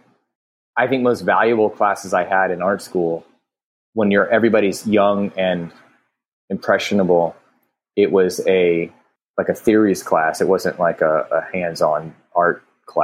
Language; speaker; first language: English; native; English